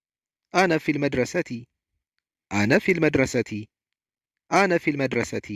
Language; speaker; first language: Arabic; non-native, fluent; Amharic